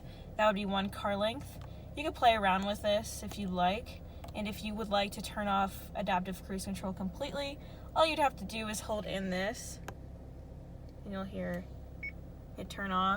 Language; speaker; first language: English; native; English